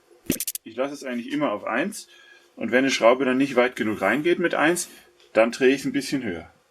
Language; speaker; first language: German; native; German